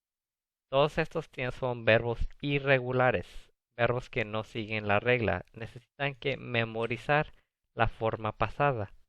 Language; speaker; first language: Spanish; early bilingual, other home language; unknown